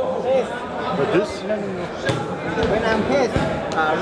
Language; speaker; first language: English; non-native, learner; Thai